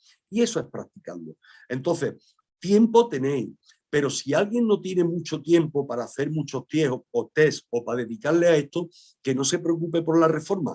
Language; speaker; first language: Spanish; native; Spanish